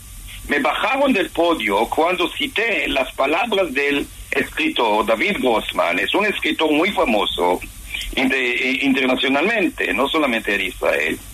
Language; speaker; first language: Spanish; non-native, fluent; Hebrew